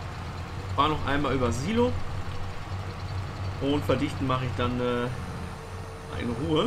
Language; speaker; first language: German; native; German